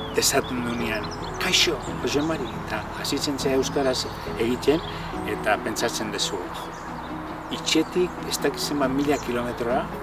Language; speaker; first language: Basque; native; Basque